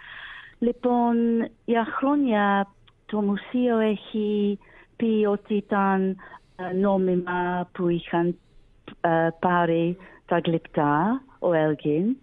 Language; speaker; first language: Greek; non-native, learner; English